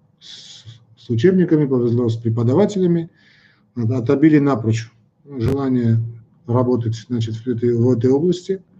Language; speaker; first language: Russian; non-native, local second language; Armenian